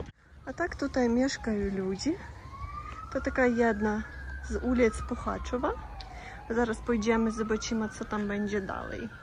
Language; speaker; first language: Polish; non-native, learner; Russian